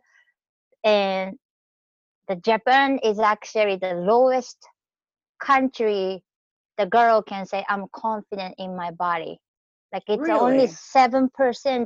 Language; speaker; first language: English; non-native, fluent; Japanese